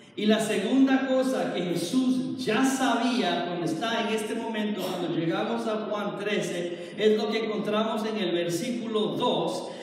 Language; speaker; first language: Spanish; early bilingual, heritage; Spanish